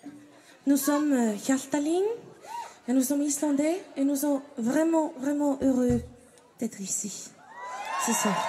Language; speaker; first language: French; non-native, learner; Icelandic